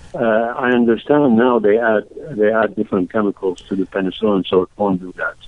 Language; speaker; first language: English; non-native, fluent; Arabic